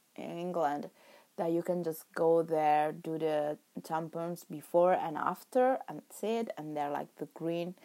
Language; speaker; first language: English; non-native, fluent; Italian